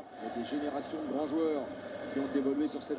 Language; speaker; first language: French; native; French